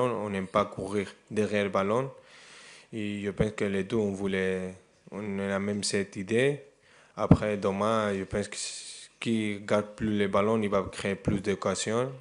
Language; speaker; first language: French; non-native, fluent; Spanish